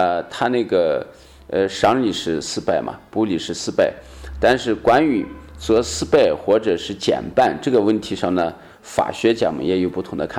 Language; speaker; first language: Chinese; native; Chinese